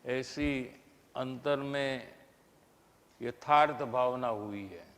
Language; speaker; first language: Hindi; non-native, local second language; Gujarati